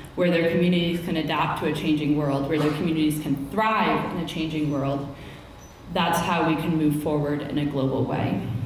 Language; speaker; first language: English; native; English